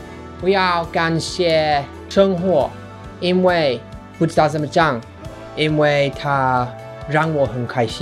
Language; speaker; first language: Chinese; non-native, fluent; English